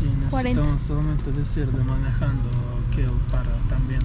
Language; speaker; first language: Spanish; non-native, learner; Croatian